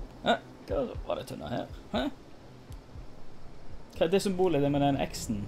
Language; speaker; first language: Norwegian; native; Norwegian